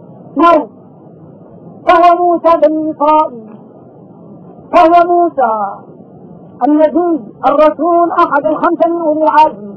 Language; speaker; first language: Arabic; native; Arabic